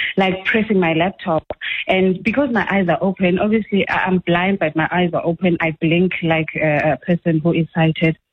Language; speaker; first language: English; non-native, local second language; Xhosa